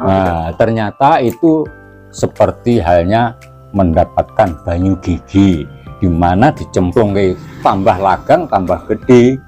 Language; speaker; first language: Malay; non-native, local second language; Javanese